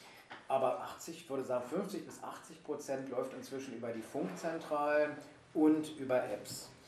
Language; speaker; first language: German; native; German